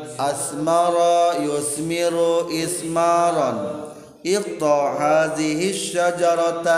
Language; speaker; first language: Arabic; non-native, fluent; Indonesian